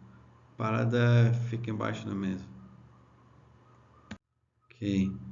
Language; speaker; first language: Portuguese; non-native, learner; English